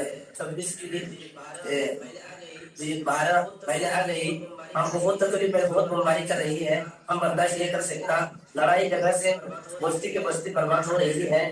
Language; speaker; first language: Hindi; non-native, learner; Rohingya